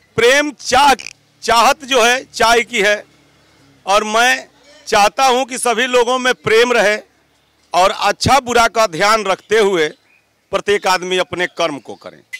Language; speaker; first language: Hindi; native; Hindi